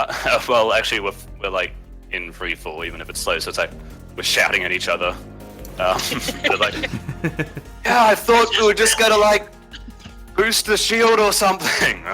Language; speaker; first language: English; native; English